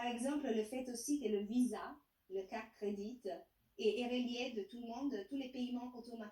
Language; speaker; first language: French; non-native, fluent; Italian